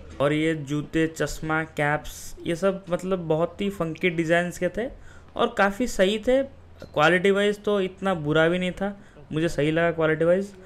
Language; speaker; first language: Hindi; non-native, local second language; Odia